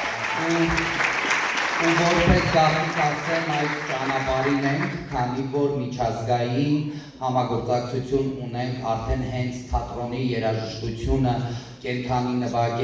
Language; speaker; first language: Armenian; native; Armenian